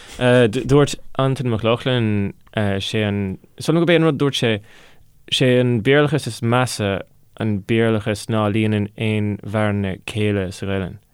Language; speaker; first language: Irish; non-native, local second language; English